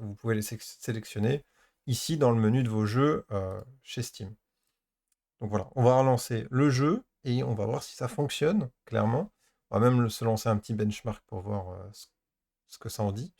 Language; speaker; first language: French; native; French